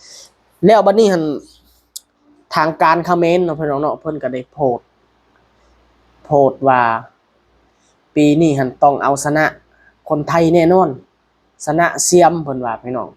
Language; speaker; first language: Thai; non-native, local second language; Lao